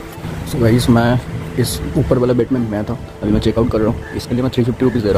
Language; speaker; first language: Hindi; non-native, local second language; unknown